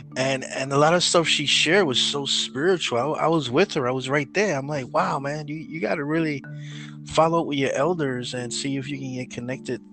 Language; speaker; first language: English; early bilingual, other home language; Spanish